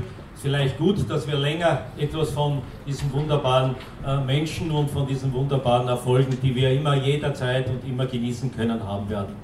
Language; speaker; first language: German; native; German